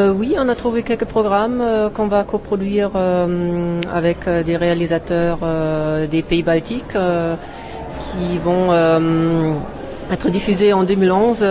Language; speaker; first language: French; non-native, fluent; German